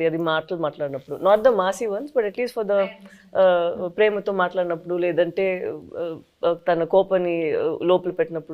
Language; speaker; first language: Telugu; non-native, fluent; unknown